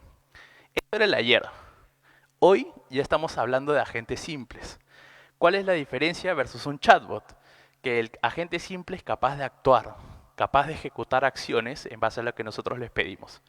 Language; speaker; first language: Spanish; native; Spanish